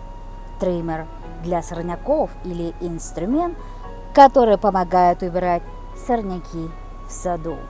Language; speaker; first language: Russian; non-native, local second language; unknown